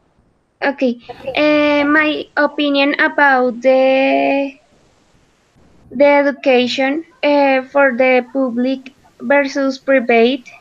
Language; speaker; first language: English; non-native, learner; Spanish